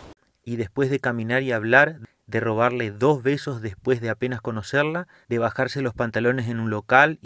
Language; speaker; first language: Spanish; native; Spanish